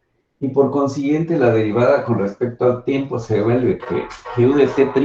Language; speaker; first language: Spanish; native; Spanish